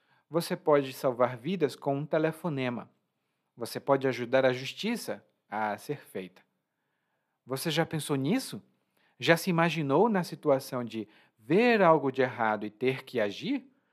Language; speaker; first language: Portuguese; native; Portuguese